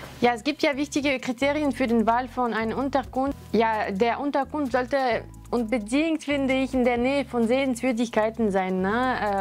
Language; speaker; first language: German; non-native, fluent; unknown